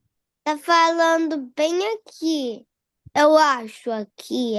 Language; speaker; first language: Portuguese; early bilingual, heritage; Portuguese